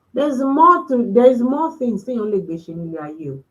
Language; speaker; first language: English; non-native, local second language; Yoruba